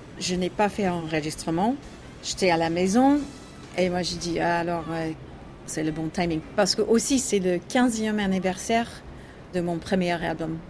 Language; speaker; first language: French; non-native, learner; English